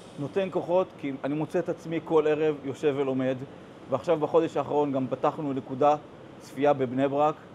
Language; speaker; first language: Hebrew; native; Hebrew